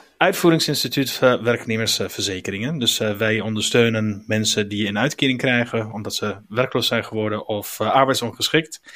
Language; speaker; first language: Dutch; non-native, fluent; German